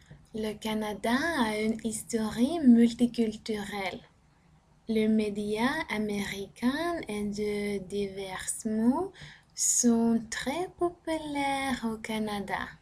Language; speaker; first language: French; non-native, learner; Norwegian